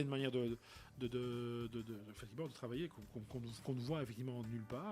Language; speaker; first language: French; native; French